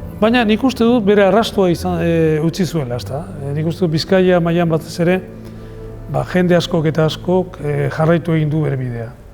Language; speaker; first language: Basque; non-native, local second language; Spanish